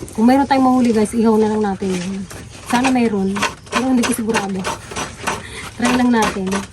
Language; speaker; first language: Filipino; non-native, local second language; Iloko